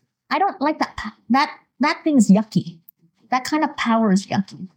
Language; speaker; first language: English; early bilingual, other home language; Vietnamese